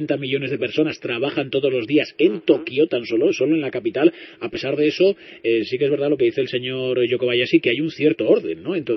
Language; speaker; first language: Spanish; native; Spanish